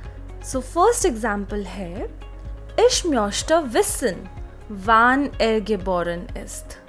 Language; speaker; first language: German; non-native, fluent; Hindi